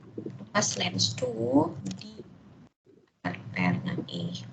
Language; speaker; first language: German; non-native, fluent; Indonesian